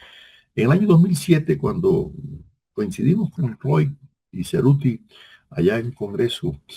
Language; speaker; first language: Spanish; native; Spanish